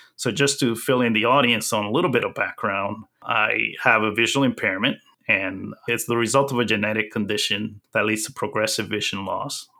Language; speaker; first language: English; early bilingual, other home language; Spanish